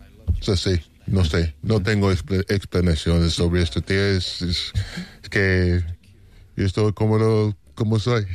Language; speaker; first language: Spanish; non-native, fluent; English